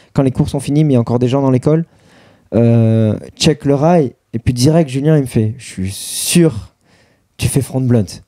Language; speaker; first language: French; native; French